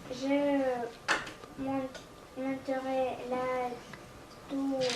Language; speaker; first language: French; non-native, learner; Russian